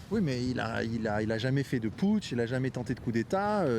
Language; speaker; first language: French; native; French